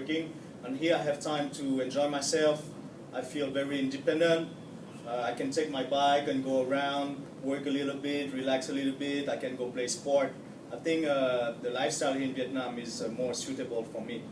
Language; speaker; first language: English; non-native, fluent; French